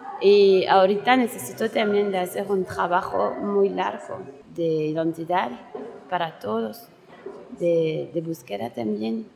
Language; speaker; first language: Spanish; non-native, learner; French